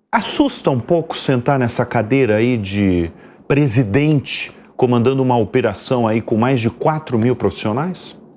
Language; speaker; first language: Portuguese; native; Portuguese